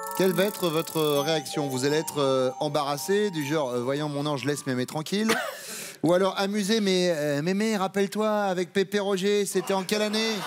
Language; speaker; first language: French; native; French